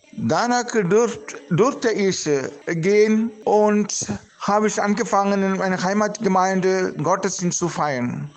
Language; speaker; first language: German; non-native, learner; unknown